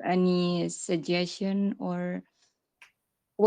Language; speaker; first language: English; non-native, learner; Indonesian